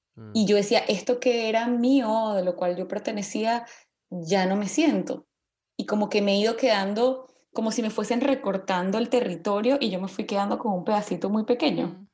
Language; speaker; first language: Spanish; native; Spanish